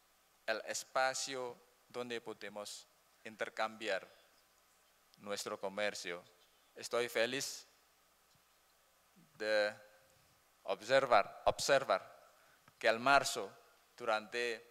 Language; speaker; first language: Spanish; non-native, learner; Indonesian